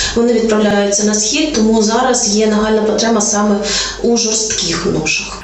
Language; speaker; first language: Ukrainian; native; Ukrainian